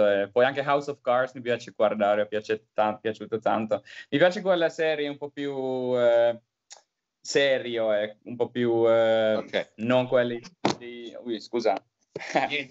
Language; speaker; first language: Italian; non-native, learner; Finnish